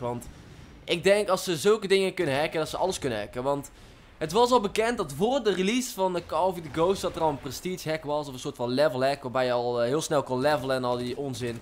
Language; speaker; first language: Dutch; native; Dutch